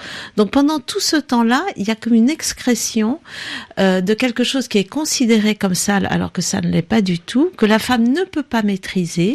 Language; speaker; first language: French; native; French